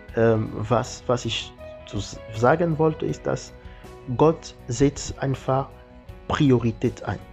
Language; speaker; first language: German; non-native, learner; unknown